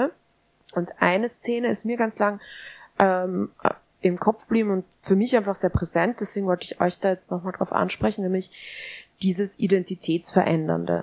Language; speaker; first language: German; native; German